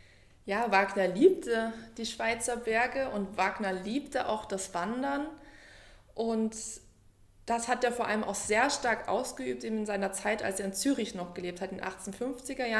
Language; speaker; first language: German; native; German